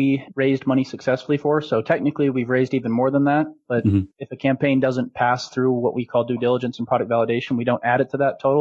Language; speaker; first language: English; native; English